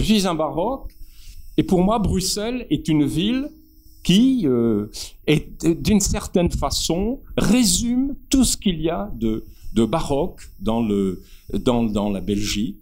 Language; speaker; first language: French; native; French